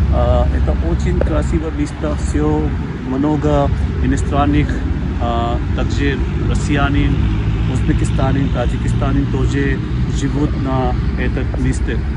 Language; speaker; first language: Russian; non-native, learner; Urdu